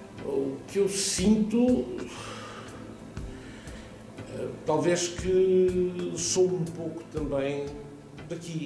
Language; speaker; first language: Portuguese; non-native, fluent; Italian